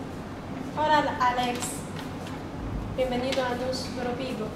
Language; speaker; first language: Spanish; non-native, learner; Chinese